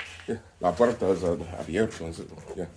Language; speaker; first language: Spanish; non-native, learner; English